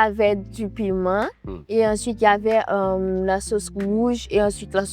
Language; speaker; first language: French; non-native, local second language; Haitian Creole